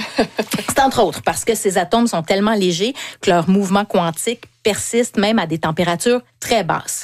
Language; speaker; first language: French; native; French